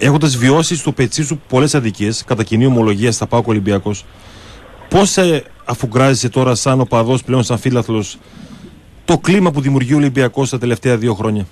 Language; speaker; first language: Greek; native; Greek